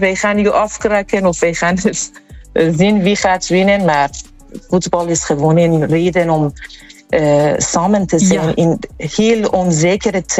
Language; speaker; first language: Dutch; non-native, fluent; Persian